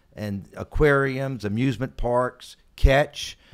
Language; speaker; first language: English; native; English